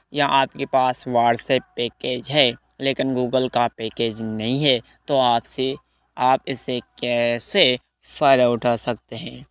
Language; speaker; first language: Urdu; native; Urdu